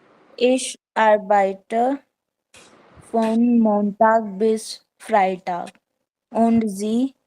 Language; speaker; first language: German; non-native, learner; Hindi